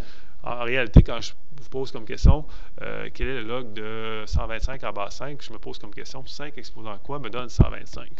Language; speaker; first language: French; native; French